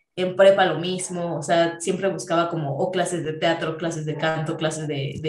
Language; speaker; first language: Spanish; native; Spanish